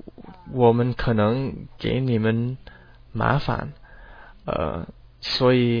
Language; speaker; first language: Chinese; non-native, learner; English